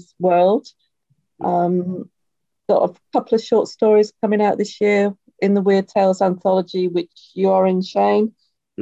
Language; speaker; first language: English; native; English